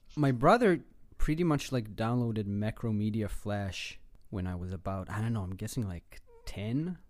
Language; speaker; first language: English; non-native, fluent; Hebrew